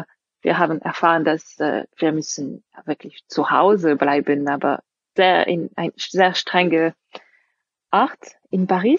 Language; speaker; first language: German; non-native, fluent; French